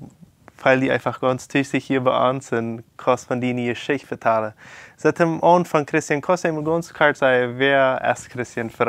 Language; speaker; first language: German; non-native, local second language; Plautdietsch